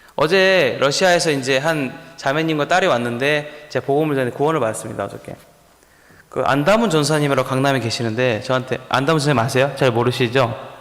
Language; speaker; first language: Korean; native; Korean